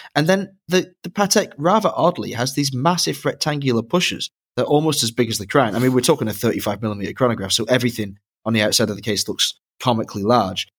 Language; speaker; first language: English; native; English